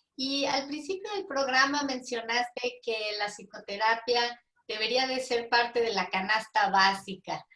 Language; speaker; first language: Spanish; native; Spanish